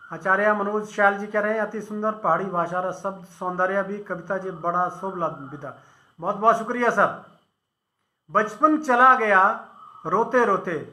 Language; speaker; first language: Hindi; non-native, local second language; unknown